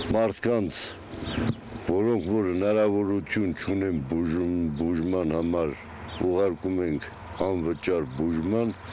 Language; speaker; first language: Armenian; native; Armenian